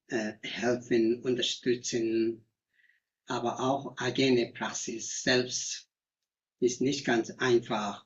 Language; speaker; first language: German; non-native, learner; Tibetan